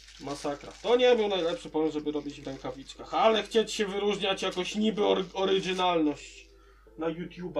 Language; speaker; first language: Polish; native; Polish